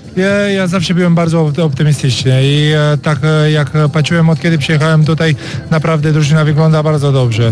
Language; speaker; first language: Polish; non-native, learner; Romanian